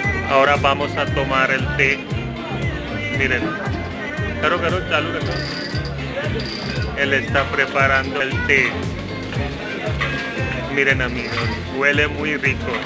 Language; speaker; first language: Spanish; non-native, fluent; Hindi